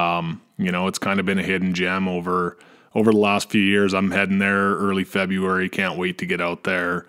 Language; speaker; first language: English; native; English